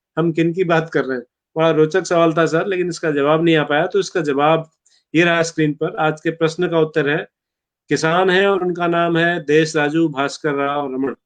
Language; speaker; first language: Hindi; native; Hindi